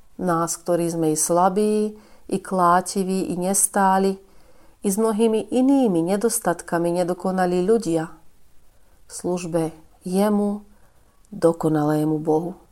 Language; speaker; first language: Slovak; native; Slovak